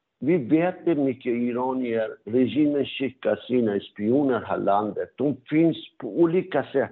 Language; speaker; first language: Swedish; non-native, fluent; Persian